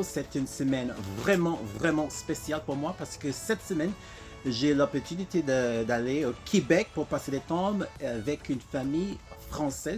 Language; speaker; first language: French; non-native, learner; English